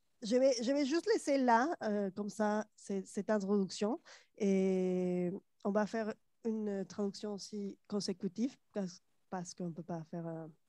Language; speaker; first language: French; non-native, fluent; Spanish